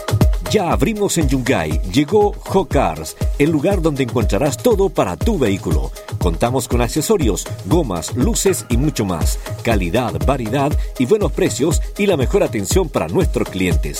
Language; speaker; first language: Spanish; native; Spanish